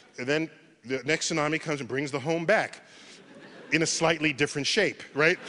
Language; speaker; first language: English; native; English